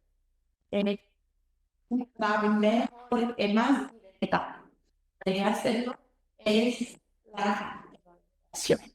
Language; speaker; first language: Spanish; non-native, learner; Portuguese